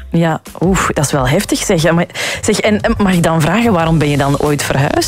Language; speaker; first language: Dutch; native; Dutch